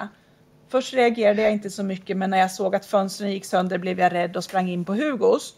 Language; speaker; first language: Swedish; native; Swedish